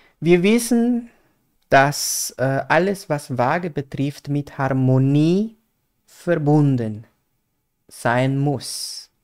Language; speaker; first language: German; non-native, fluent; Spanish